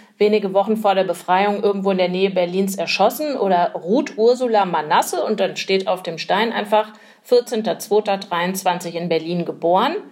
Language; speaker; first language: German; native; German